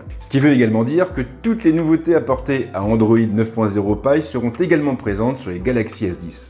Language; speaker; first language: French; native; French